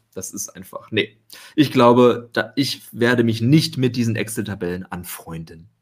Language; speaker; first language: German; native; German